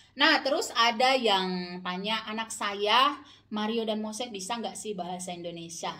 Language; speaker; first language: Indonesian; native; Indonesian